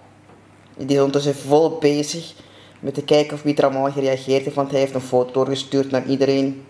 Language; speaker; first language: Dutch; native; Dutch